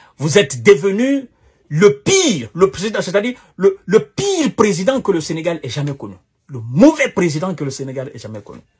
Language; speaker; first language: French; non-native, local second language; Wolof